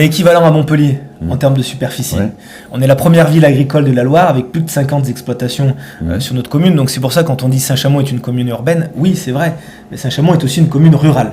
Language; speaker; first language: French; native; French